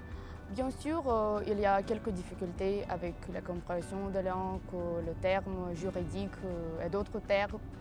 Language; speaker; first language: French; non-native, learner; Ukrainian